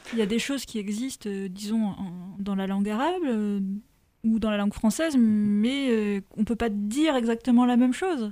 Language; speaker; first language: French; native; French